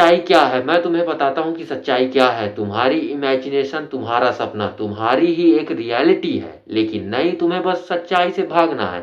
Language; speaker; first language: Hindi; native; Hindi